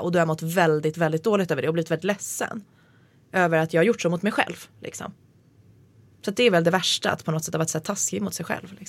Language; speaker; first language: Swedish; native; Swedish